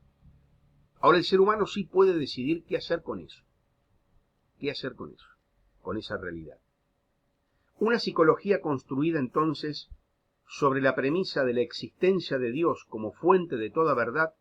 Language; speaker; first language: Spanish; native; Spanish